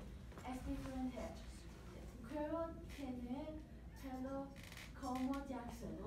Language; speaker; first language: Spanish; non-native, learner; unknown